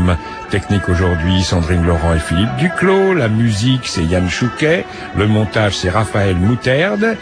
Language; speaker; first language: French; native; French